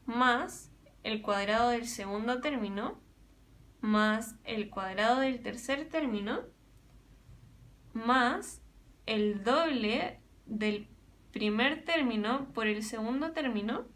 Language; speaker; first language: Spanish; native; Spanish